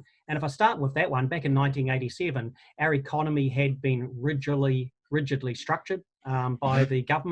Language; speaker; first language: English; native; English